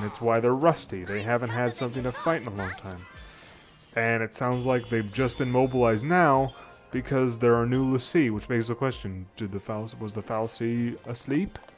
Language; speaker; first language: English; native; English